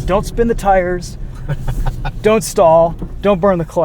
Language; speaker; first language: English; native; English